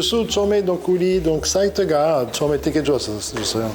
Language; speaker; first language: Korean; non-native, learner; French